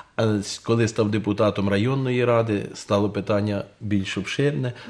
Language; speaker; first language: Ukrainian; native; Ukrainian